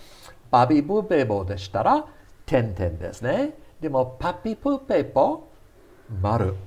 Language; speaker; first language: Japanese; non-native, fluent; English